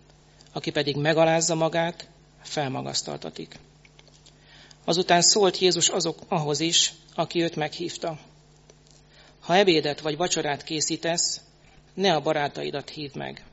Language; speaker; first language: Hungarian; native; Hungarian